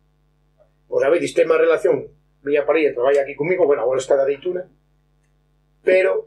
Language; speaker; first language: Spanish; non-native, local second language; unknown